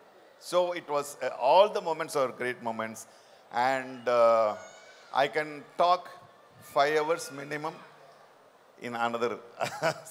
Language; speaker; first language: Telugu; non-native, fluent; Tamil